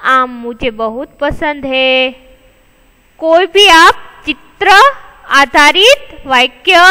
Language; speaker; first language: Hindi; non-native, local second language; Gujarati